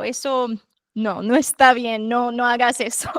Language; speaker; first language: Spanish; non-native, fluent; English